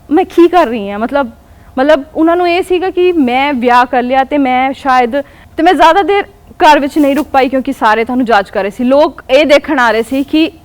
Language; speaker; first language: Punjabi; non-native, local second language; Hindi